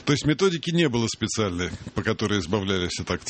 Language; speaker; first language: Russian; native; Russian